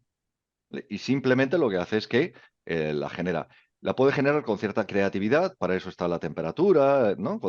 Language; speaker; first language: Spanish; native; Spanish